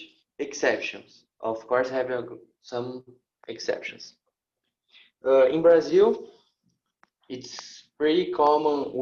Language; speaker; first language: English; non-native, learner; Portuguese